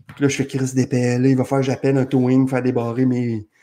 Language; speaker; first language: French; native; French